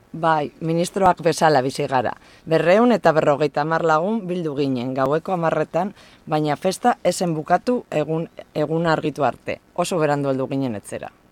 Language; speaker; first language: Basque; non-native, local second language; Spanish